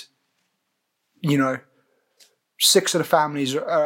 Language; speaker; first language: English; native; English